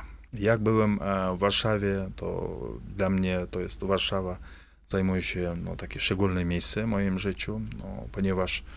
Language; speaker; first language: Polish; non-native, fluent; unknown